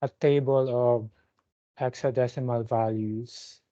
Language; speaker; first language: English; non-native, local second language; Filipino